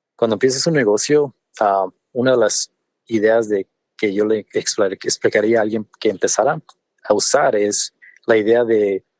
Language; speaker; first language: Spanish; early bilingual, other home language; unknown